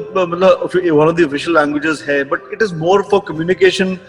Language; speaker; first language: Hindi; native; Hindi